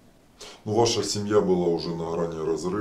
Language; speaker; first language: Russian; native; Russian